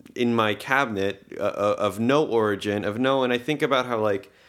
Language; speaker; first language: English; early bilingual, other home language; Hebrew